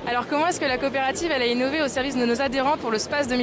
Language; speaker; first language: French; native; French